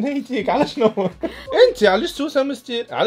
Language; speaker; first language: Arabic; native; Arabic